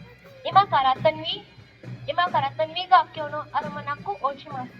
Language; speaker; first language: Japanese; non-native, learner; Marathi